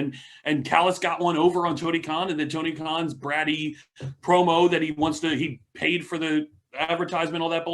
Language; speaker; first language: English; native; English